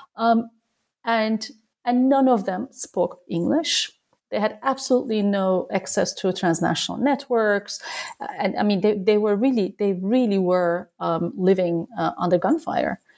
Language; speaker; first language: English; non-native, fluent; Turkish